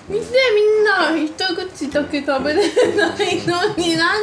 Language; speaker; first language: Japanese; non-native, fluent; Korean